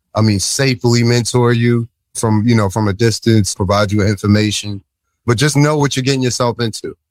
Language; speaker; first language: English; native; English